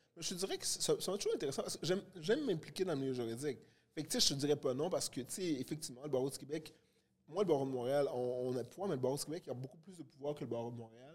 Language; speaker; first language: French; early bilingual, other home language; Haitian Creole